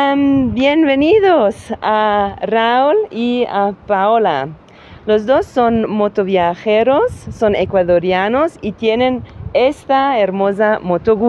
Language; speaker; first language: Spanish; non-native, learner; German